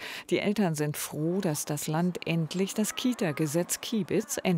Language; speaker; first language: German; native; German